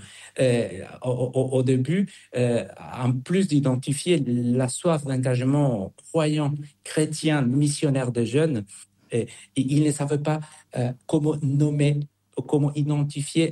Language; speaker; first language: French; non-native, fluent; Spanish